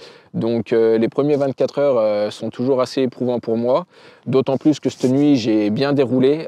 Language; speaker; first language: French; native; French